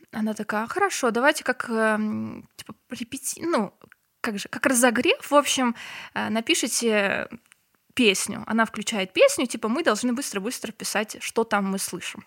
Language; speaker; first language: Russian; non-native, local second language; Turkmen